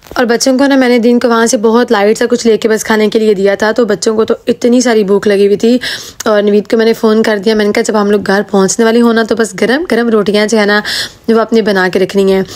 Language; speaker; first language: Urdu; native; Urdu